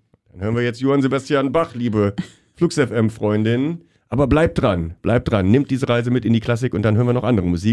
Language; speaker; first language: German; native; German